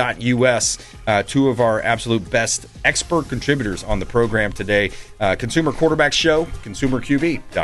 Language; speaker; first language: English; native; English